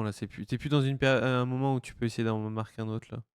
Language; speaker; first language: French; native; French